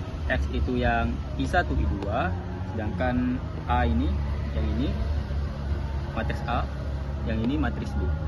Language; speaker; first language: Indonesian; native; Indonesian